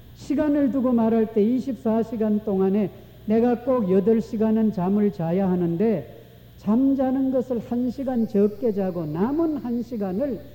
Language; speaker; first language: Korean; native; Korean